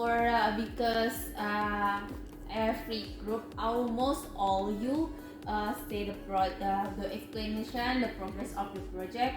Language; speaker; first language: English; non-native, fluent; Indonesian